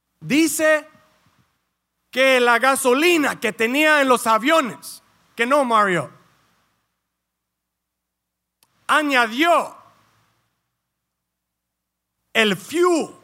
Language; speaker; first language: Spanish; early bilingual, heritage; Spanish